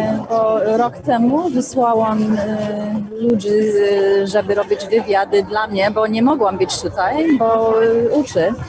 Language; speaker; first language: Polish; non-native, learner; English